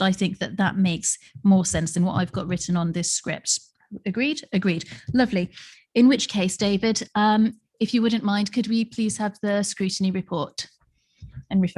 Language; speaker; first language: English; native; English